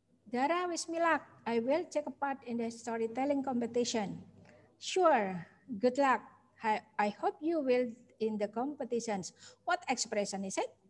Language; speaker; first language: English; non-native, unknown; Javanese